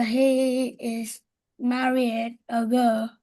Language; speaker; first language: English; non-native, learner; Vietnamese